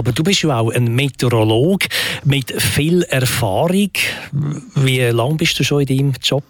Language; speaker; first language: German; native; German